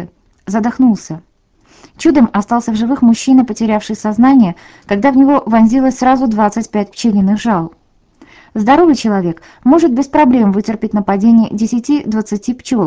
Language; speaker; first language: Russian; native; Russian